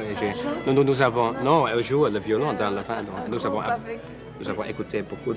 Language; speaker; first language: French; non-native, learner; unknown